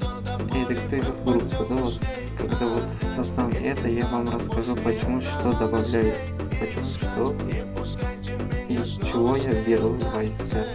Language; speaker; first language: Russian; non-native, fluent; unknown